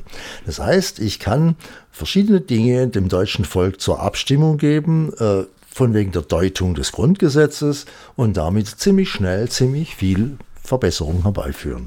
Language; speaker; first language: German; native; German